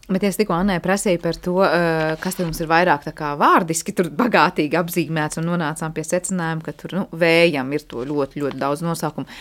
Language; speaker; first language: Latvian; native; Latvian